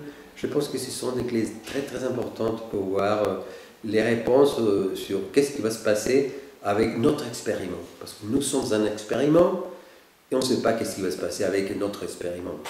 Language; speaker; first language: French; non-native, fluent; Spanish